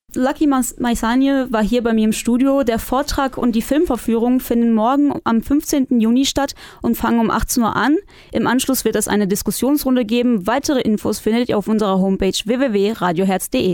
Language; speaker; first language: German; native; German